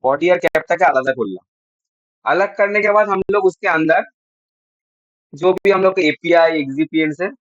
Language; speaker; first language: Hindi; non-native, local second language; Bangla